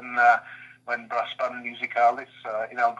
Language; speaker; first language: English; native; English